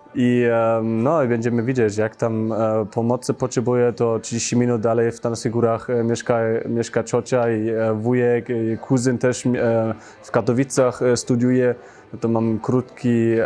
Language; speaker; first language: Polish; early bilingual, heritage; Polish